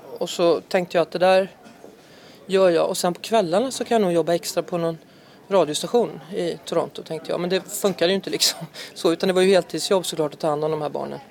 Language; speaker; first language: Swedish; native; Swedish